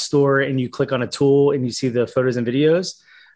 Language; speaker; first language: English; native; English